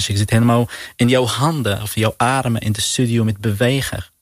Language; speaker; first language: Dutch; non-native, learner; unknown